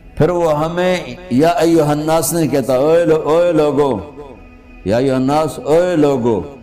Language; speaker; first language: Urdu; non-native, local second language; Punjabi